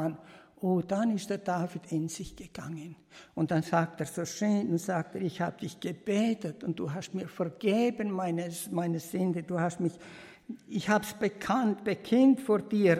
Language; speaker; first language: German; early bilingual, heritage; German